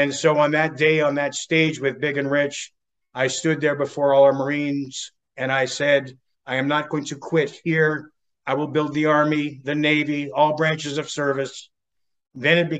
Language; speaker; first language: English; native; English